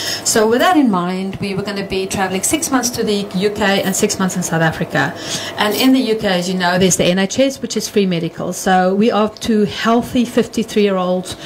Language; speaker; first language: English; non-native, local second language; Afrikaans